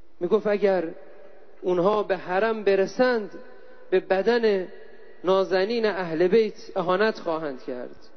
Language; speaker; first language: Persian; native; Persian